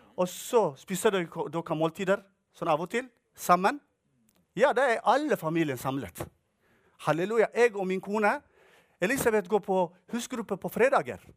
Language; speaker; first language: Norwegian; non-native, fluent; Tigrinya